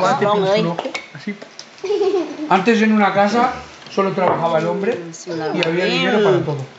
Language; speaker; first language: Spanish; native; Spanish